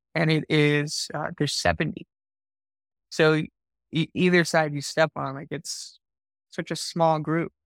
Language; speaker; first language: English; native; English